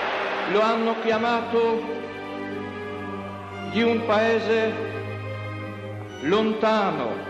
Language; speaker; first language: Italian; non-native, fluent; Polish